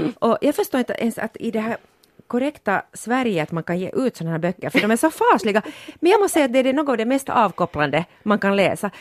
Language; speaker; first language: Swedish; non-native, local second language; Finnish